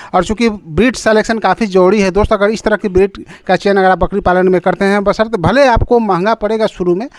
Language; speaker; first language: Hindi; native; Hindi